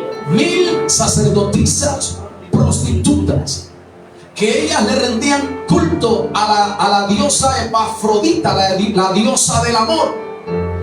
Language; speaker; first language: Spanish; native; Spanish